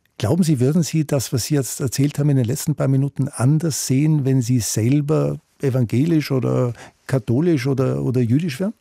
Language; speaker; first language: German; native; German